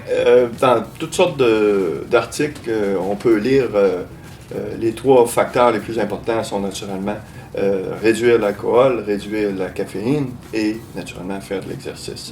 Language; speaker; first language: French; native; French